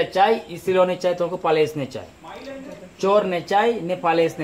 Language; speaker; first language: Russian; non-native, learner; Sinhala